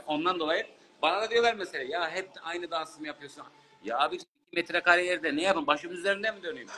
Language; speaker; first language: Turkish; native; Turkish